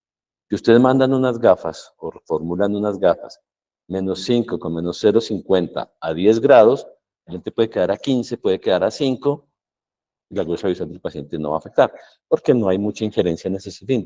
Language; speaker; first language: Spanish; native; Spanish